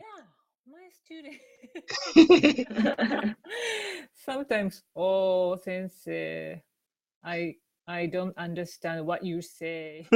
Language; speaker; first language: English; non-native, learner; Japanese